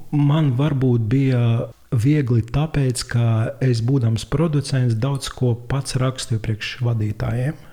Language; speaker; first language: Latvian; non-native, local second language; Russian